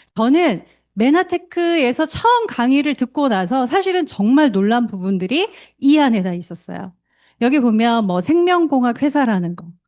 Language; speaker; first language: Korean; native; Korean